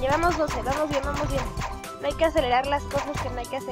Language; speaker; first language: Spanish; native; Spanish